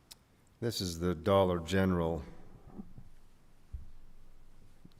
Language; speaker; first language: English; native; English